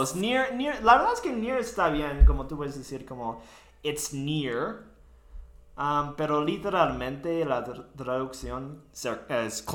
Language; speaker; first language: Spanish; non-native, fluent; English